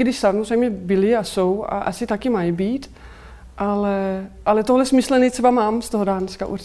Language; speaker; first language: Czech; non-native, fluent; Danish